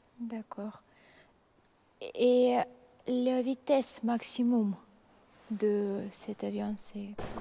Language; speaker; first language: French; non-native, learner; Russian